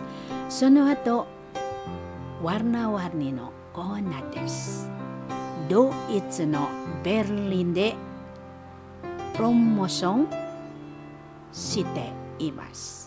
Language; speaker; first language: Japanese; non-native, fluent; Indonesian